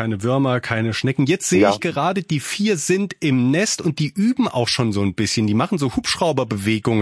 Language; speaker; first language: German; native; German